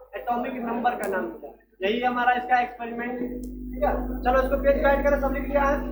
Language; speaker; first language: Hindi; native; Hindi